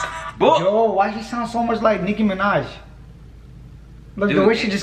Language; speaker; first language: English; native; English